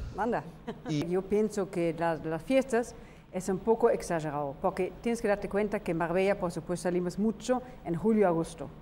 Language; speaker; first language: Spanish; non-native, fluent; German